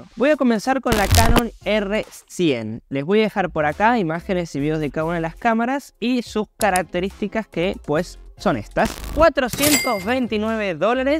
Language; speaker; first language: Spanish; native; Spanish